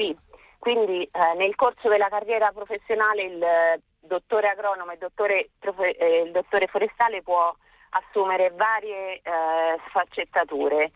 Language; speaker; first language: Italian; native; Italian